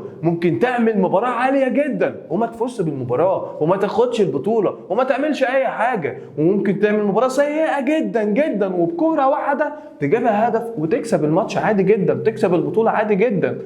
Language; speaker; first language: Arabic; native; Arabic